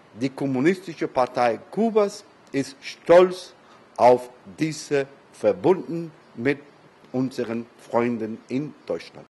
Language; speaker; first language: German; non-native, learner; Spanish